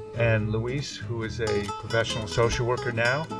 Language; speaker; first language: English; early bilingual, other home language; Spanish